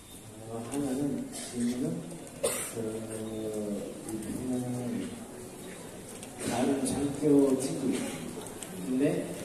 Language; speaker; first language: Korean; non-native, learner; Indonesian